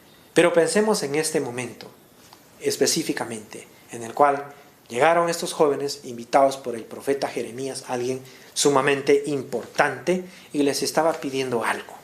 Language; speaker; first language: Spanish; native; Spanish